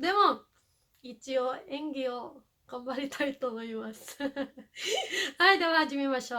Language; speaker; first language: Japanese; non-native, fluent; Filipino